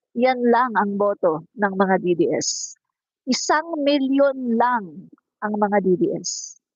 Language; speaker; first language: Filipino; non-native, local second language; Cebuano